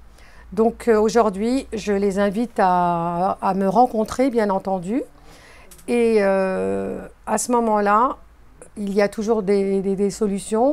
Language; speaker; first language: French; native; French